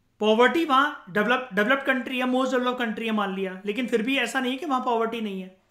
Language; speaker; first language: Hindi; native; Hindi